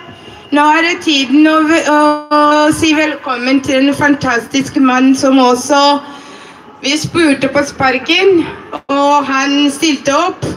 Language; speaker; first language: Norwegian; non-native, fluent; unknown